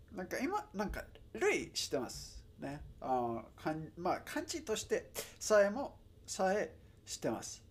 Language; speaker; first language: Japanese; non-native, learner; Spanish